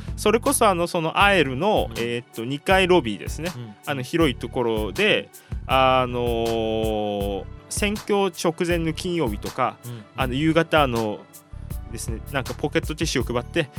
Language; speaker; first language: Japanese; native; Japanese